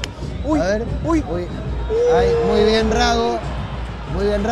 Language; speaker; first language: Spanish; native; Spanish